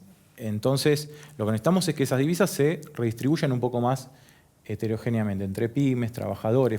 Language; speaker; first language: Spanish; native; Spanish